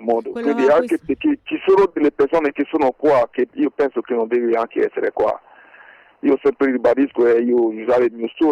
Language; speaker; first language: Italian; non-native, fluent; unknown